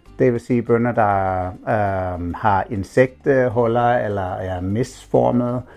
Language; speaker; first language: Danish; non-native, fluent; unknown